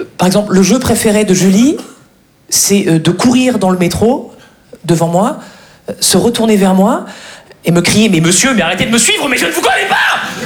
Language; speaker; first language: French; native; French